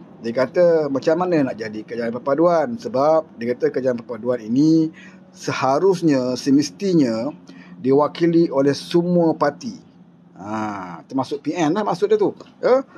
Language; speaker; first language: Malay; native; Malay